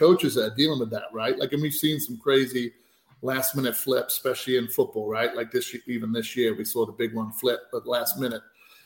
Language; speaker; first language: English; native; English